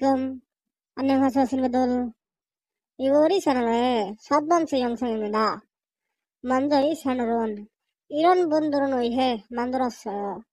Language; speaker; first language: Korean; non-native, fluent; Bangla